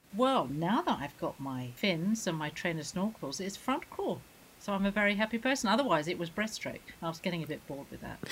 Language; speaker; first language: English; native; English